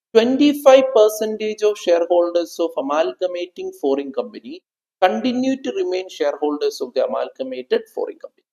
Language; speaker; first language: English; non-native, local second language; Malayalam